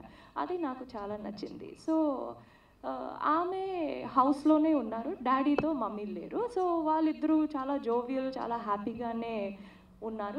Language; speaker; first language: Telugu; non-native, learner; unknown